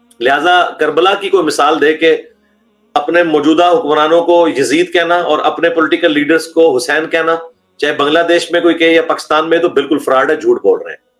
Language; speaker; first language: Urdu; non-native, local second language; Punjabi